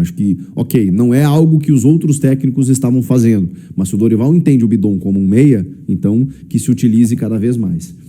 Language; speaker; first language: Portuguese; native; Portuguese